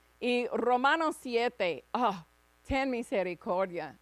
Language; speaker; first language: Spanish; non-native, fluent; English